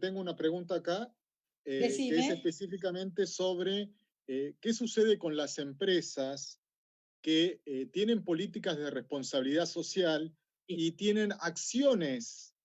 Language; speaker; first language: Spanish; native; Spanish